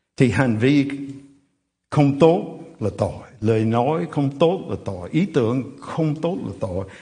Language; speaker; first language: Vietnamese; non-native, fluent; English